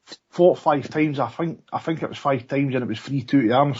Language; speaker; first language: English; native; English